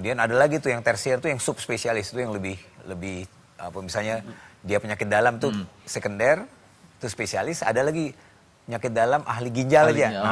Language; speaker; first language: Indonesian; native; Indonesian